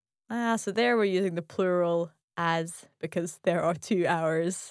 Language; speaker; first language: English; native; English